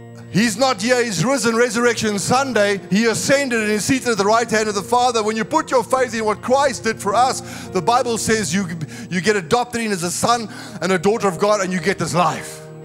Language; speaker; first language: English; native; English